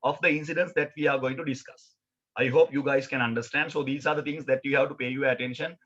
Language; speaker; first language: English; non-native, local second language; Sinhala